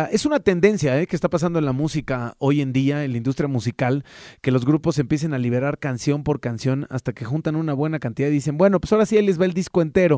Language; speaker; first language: Spanish; native; Spanish